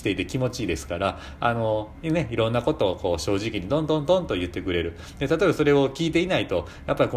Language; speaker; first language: Japanese; native; Japanese